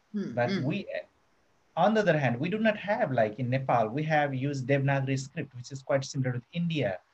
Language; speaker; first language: English; non-native, local second language; Nepali